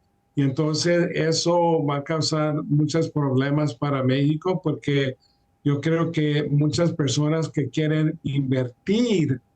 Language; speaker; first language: Spanish; early bilingual, heritage; Spanish